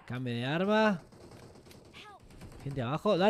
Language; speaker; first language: Spanish; native; Spanish